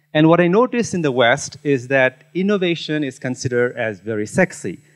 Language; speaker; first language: English; non-native, local second language; Tamil